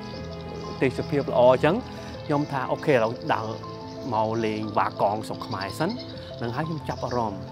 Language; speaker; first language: Khmer; early bilingual, heritage; Khmer